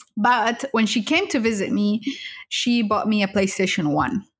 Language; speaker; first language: English; early bilingual, other home language; Spanish